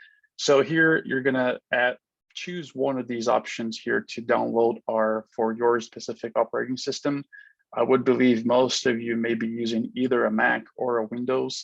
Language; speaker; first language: English; non-native, fluent; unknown